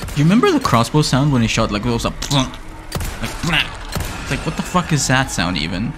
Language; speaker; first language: English; non-native, fluent; Spanish